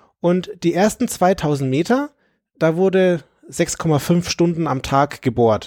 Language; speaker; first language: German; native; German